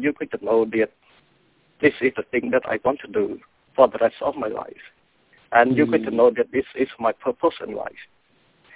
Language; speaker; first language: English; non-native, fluent; Khmer